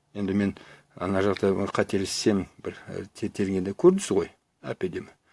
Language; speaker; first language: Kazakh; native; Kazakh